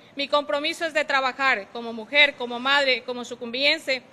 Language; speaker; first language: Spanish; native; Spanish